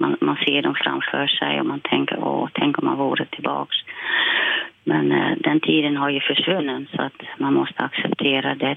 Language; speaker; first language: Swedish; non-native, fluent; Dutch